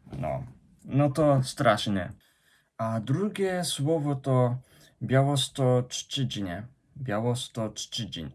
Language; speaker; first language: Polish; non-native, fluent; Japanese